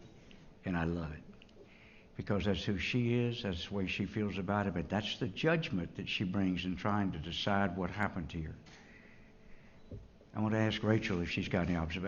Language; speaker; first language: English; native; English